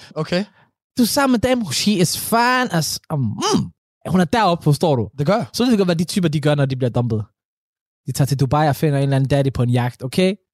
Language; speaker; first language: Danish; early bilingual, other home language; Somali